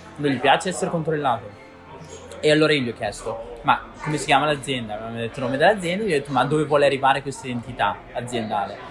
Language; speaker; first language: Italian; early bilingual, other home language; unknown